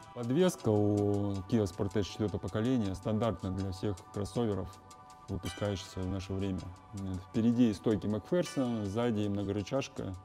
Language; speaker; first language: Russian; native; Russian